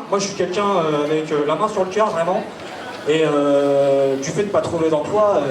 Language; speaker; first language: French; native; French